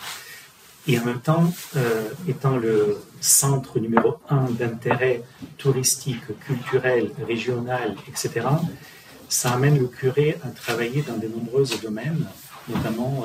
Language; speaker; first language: French; non-native, fluent; Ukrainian